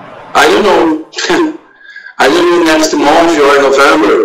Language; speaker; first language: English; non-native, learner; Portuguese